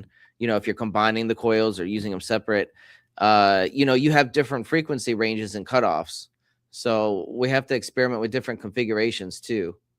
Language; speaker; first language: English; native; English